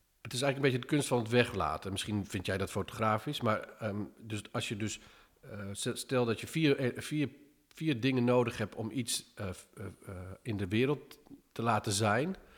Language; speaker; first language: Dutch; early bilingual, other home language; English